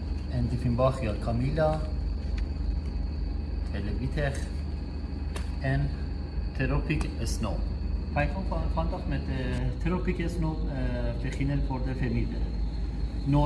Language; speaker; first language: Dutch; non-native, learner; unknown